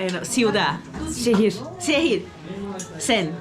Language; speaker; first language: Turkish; non-native, learner; Portuguese